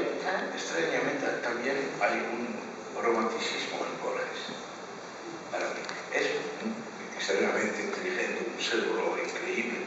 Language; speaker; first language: Spanish; non-native, fluent; Dutch